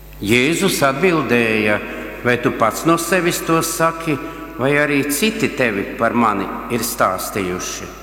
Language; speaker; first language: Latvian; native; Latvian